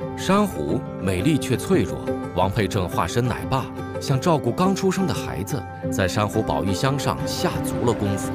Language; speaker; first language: Chinese; native; Chinese